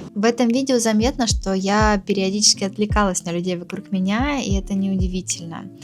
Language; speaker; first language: Russian; native; Russian